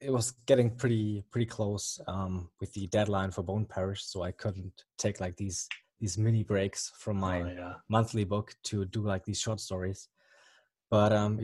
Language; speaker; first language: English; non-native, fluent; German